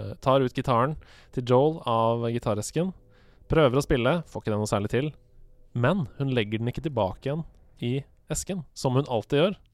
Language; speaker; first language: Norwegian; native; Norwegian